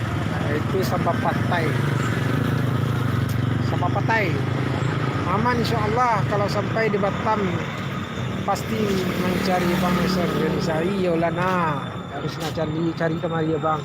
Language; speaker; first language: Indonesian; non-native, local second language; Minangkabau